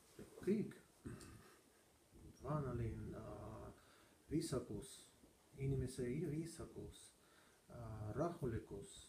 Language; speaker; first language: Estonian; non-native, learner; Russian